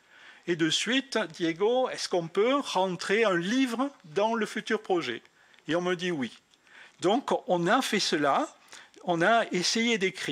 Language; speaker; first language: French; native; French